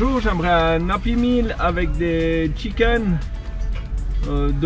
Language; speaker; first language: French; native; French